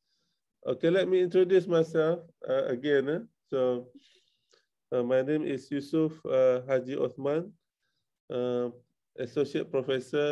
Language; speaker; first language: English; non-native, local second language; Malay